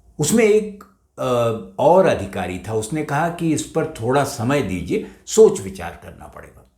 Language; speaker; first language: Hindi; native; Hindi